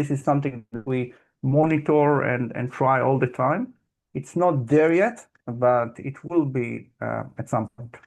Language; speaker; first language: English; non-native, fluent; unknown